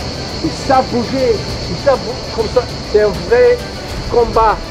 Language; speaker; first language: French; non-native, fluent; English